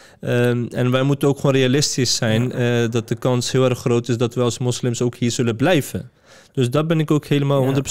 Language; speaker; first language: Dutch; early bilingual, other home language; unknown